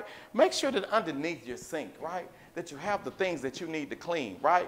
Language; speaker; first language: English; native; English